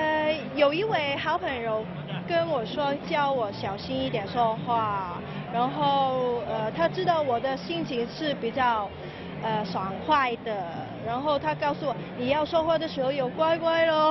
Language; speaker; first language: Chinese; non-native, local second language; Cantonese